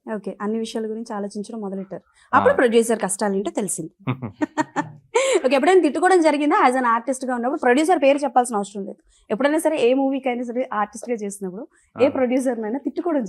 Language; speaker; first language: Telugu; native; Telugu